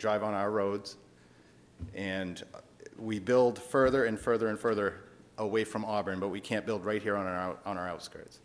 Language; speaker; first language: English; native; English